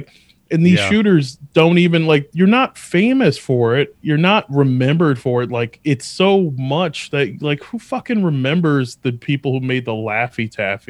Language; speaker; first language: English; native; English